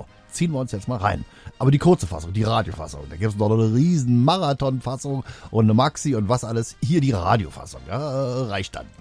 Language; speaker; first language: German; native; German